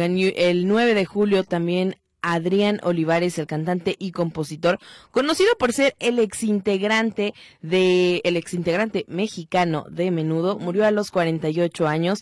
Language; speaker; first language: Spanish; native; Spanish